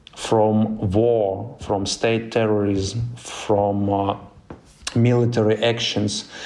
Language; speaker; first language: English; non-native, fluent; Ukrainian